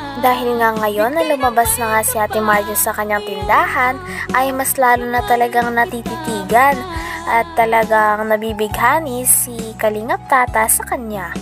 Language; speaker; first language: Filipino; native; Filipino